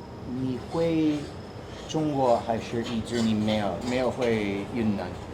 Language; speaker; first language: Chinese; non-native, learner; English